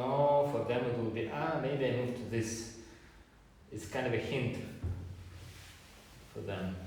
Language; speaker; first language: English; non-native, fluent; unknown